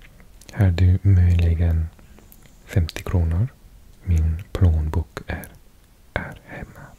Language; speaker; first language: Swedish; non-native, learner; English